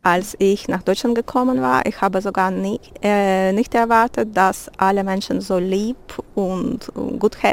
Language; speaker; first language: German; non-native, learner; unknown